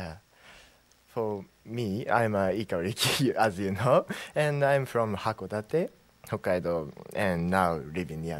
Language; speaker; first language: English; non-native, learner; Japanese